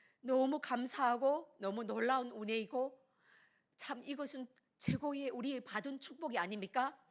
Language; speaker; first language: Korean; native; Korean